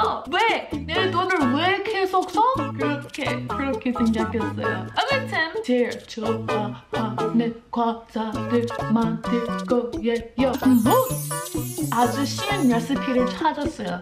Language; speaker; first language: Korean; non-native, learner; English